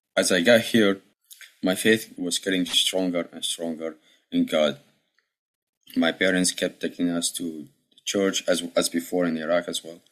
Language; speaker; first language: English; early bilingual, other home language; Arabic